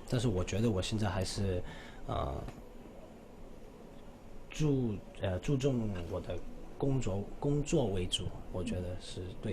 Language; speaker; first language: Chinese; non-native, local second language; Cantonese